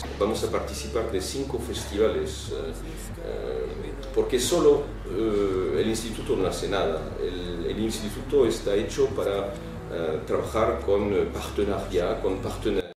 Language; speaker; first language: Spanish; non-native, fluent; French